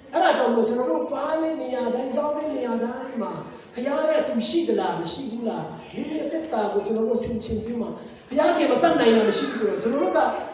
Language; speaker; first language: Burmese; non-native, local second language; Hakha Chin